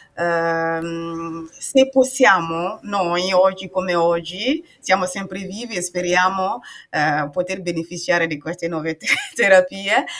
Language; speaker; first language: Italian; non-native, fluent; Mossi